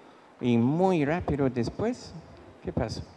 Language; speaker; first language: Spanish; non-native, fluent; English